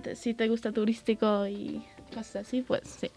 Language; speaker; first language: Spanish; early bilingual, heritage; English